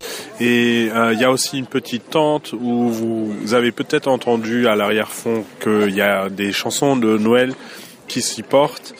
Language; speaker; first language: French; non-native, fluent; German